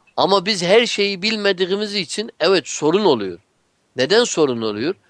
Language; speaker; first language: Turkish; non-native, fluent; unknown